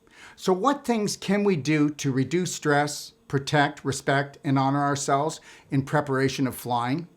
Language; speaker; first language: English; native; English